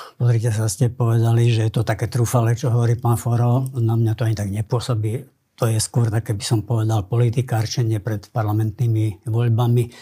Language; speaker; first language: Slovak; native; Slovak